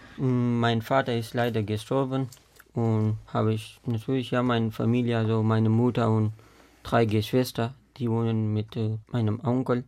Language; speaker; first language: German; non-native, fluent; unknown